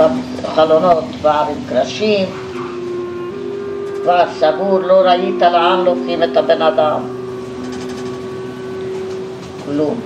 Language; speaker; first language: Hebrew; non-native, fluent; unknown